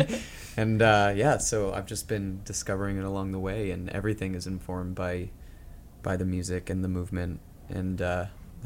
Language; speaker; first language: English; native; English